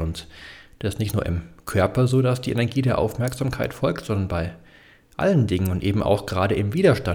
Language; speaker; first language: German; native; German